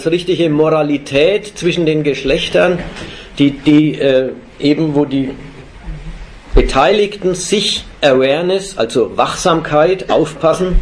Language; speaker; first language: German; native; German